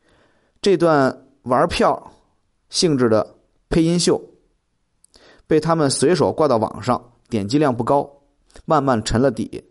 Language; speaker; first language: Chinese; native; Chinese